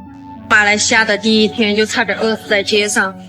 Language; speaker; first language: Chinese; native; Chinese